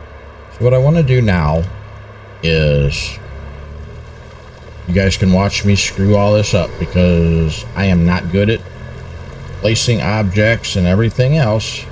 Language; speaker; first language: English; native; English